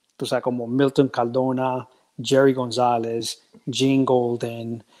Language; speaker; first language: Spanish; early bilingual, heritage; Spanish